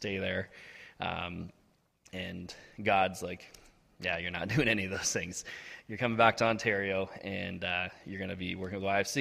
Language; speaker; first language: English; native; English